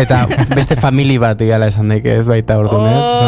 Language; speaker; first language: Basque; native; Basque